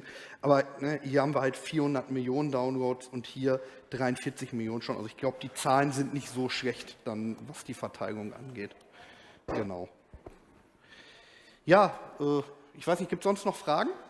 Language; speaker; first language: German; native; German